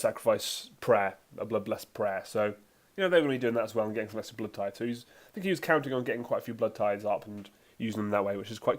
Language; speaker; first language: English; native; English